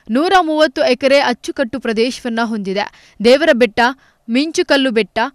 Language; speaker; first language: Kannada; native; Kannada